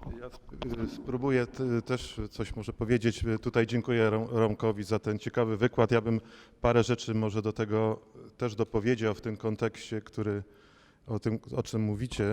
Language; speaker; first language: Polish; native; Polish